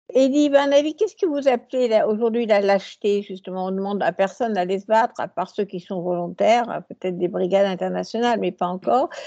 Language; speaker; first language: French; native; French